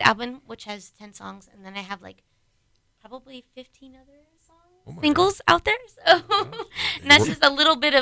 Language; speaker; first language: English; native; English